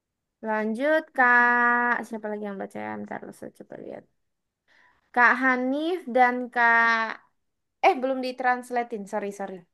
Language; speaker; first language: Indonesian; native; Indonesian